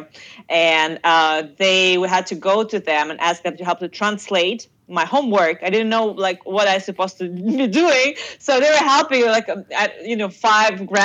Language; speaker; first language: English; non-native, fluent; Russian